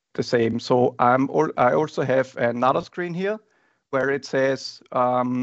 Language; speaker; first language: English; non-native, fluent; German